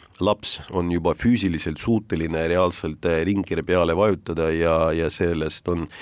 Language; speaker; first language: Estonian; non-native, local second language; Russian